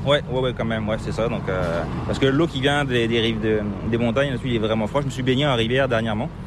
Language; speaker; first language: French; native; French